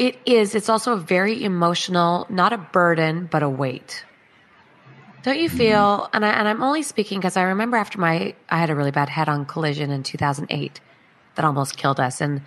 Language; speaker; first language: English; native; English